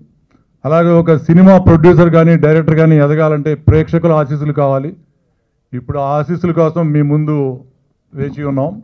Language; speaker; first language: Telugu; native; Telugu